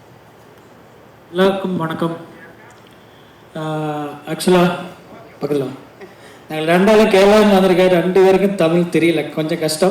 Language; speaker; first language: Tamil; non-native, learner; Malayalam